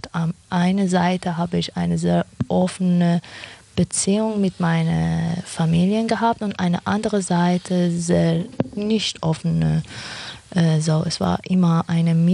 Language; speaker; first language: German; non-native, learner; Persian